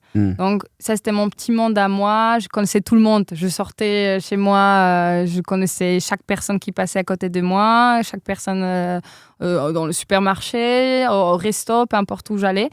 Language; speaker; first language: French; non-native, fluent; Polish